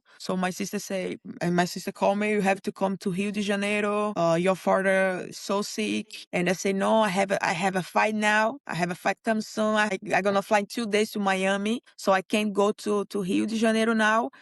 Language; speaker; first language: English; non-native, learner; Portuguese